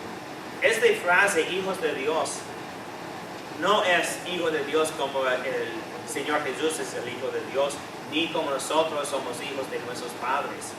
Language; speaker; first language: Spanish; non-native, fluent; English